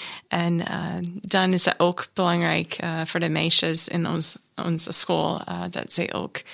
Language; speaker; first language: Dutch; non-native, learner; English